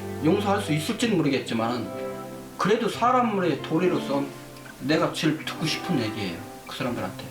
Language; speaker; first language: Korean; native; Korean